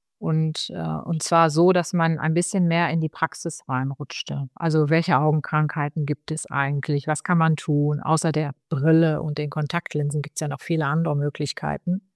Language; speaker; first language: German; early bilingual, other home language; Arabic